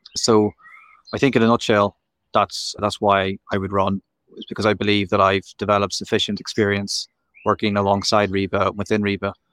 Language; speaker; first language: English; native; English